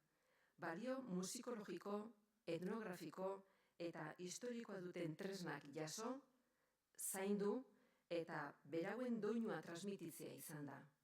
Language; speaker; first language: Basque; native; Basque